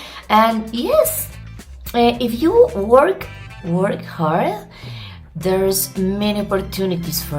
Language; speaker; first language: English; non-native, learner; Spanish